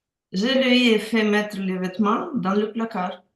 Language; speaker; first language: French; non-native, learner; Ukrainian